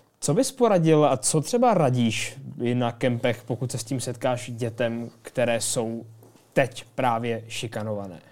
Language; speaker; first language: Czech; native; Czech